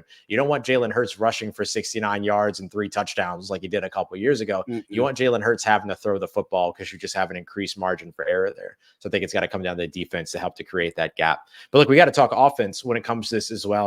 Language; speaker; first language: English; native; English